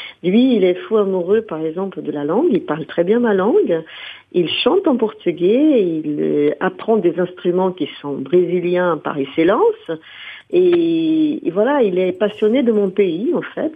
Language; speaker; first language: French; non-native, fluent; Portuguese